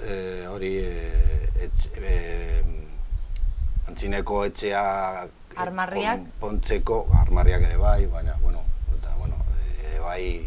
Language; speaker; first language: Basque; non-native, local second language; Spanish